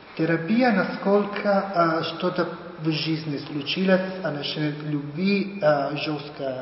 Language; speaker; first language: Russian; non-native, fluent; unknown